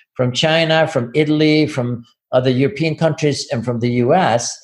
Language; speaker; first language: English; non-native, fluent; Swedish